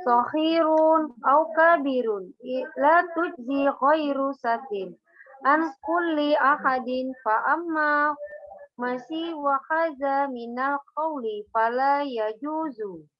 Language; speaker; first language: Arabic; non-native, learner; Indonesian